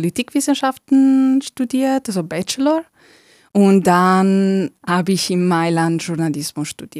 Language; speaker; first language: German; non-native, fluent; Italian